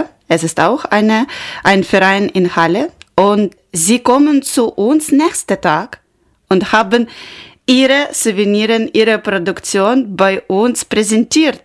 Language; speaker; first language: German; non-native, learner; Ukrainian